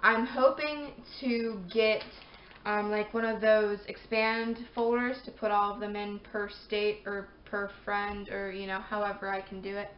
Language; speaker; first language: English; native; English